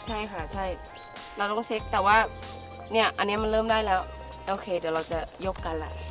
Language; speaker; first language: Thai; native; Thai